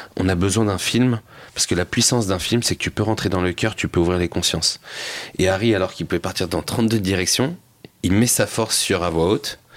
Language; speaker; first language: French; native; French